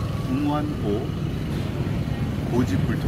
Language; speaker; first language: Korean; native; Korean